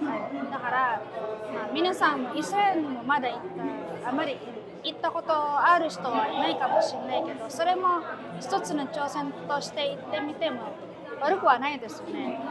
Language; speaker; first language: Japanese; non-native, fluent; Filipino